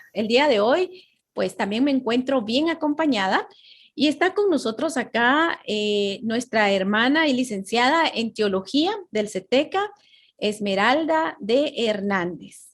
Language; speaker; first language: Spanish; native; Spanish